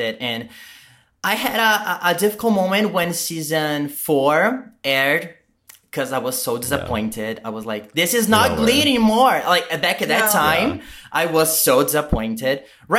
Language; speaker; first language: English; non-native, fluent; Portuguese